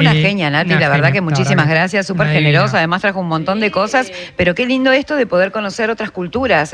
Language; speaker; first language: Spanish; native; Spanish